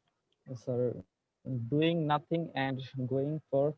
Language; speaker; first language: English; non-native, learner; Bangla